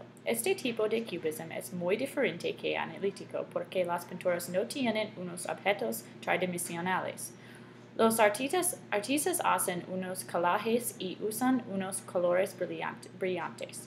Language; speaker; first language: Spanish; non-native, learner; English